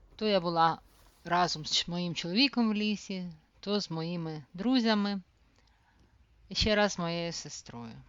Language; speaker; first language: Ukrainian; native; Ukrainian